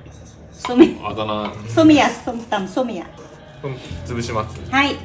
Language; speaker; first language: Japanese; non-native, learner; Thai